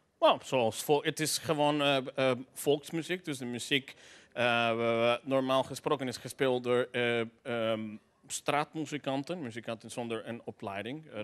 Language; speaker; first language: Dutch; non-native, fluent; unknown